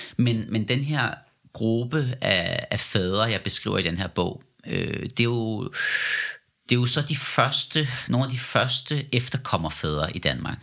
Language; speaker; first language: Danish; early bilingual, other home language; Persian